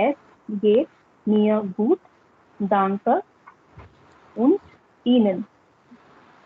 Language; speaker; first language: German; non-native, learner; Hindi